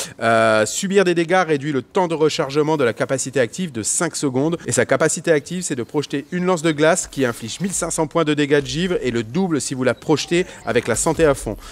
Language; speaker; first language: French; native; French